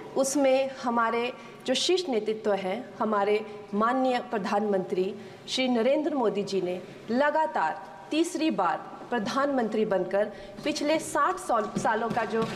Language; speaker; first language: Hindi; native; Hindi